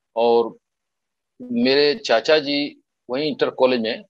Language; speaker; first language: Hindi; native; Hindi